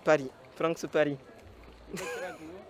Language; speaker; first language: Korean; non-native, fluent; French